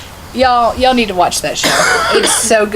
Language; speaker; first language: English; native; English